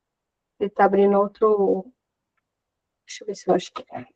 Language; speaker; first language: Portuguese; native; Portuguese